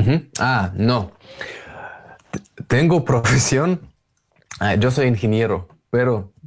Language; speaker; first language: Spanish; non-native, learner; Russian